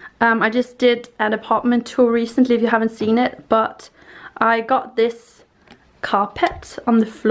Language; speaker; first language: English; non-native, fluent; Danish